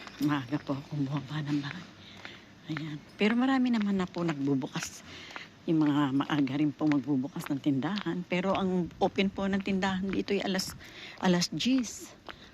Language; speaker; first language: Filipino; native; Filipino